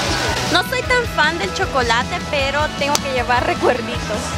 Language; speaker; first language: Spanish; native; Spanish